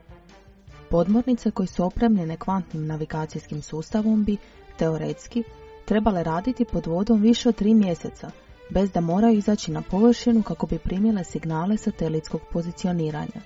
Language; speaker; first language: Croatian; native; Croatian